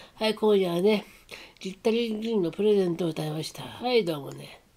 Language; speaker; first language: Japanese; native; Japanese